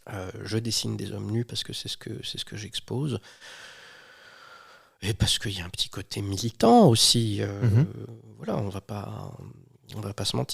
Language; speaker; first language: French; native; French